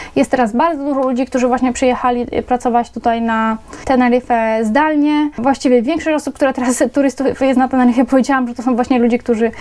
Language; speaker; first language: Polish; native; Polish